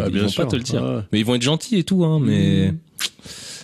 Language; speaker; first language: French; native; French